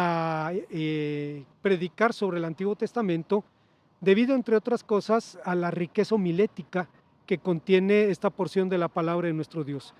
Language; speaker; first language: Spanish; native; Spanish